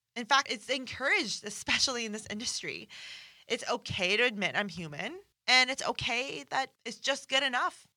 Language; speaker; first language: English; non-native, fluent; Persian